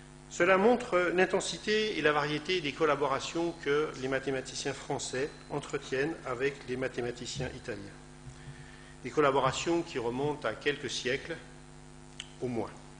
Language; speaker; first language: French; native; French